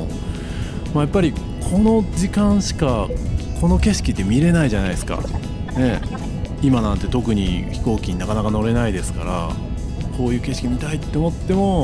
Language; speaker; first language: Japanese; native; Japanese